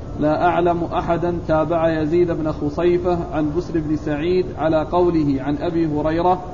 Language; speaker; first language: Arabic; native; Arabic